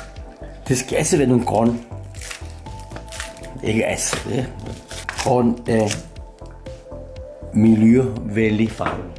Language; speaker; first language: Danish; non-native, fluent; Chinese